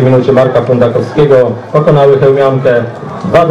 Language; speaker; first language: Polish; native; Polish